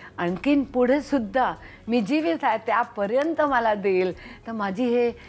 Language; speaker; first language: Marathi; non-native, local second language; Hindi